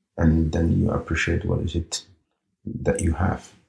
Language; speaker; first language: English; early bilingual, other home language; Norwegian